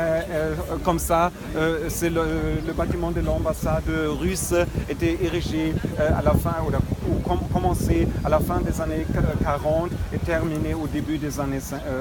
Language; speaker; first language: French; non-native, fluent; German